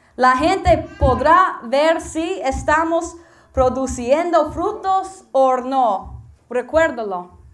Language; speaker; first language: Spanish; non-native, learner; English